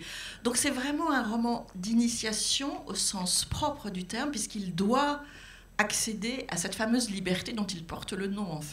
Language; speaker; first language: French; native; French